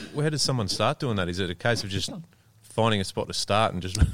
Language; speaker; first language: English; native; English